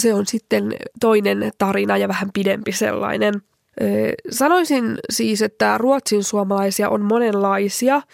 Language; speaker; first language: Finnish; early bilingual, heritage; Finnish